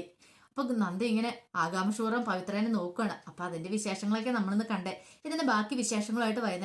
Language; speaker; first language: Malayalam; native; Malayalam